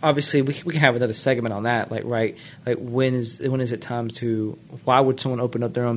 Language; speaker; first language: English; native; English